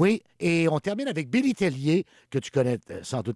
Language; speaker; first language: French; native; French